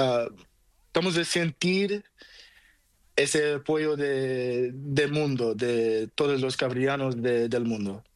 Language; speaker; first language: Spanish; non-native, learner; Portuguese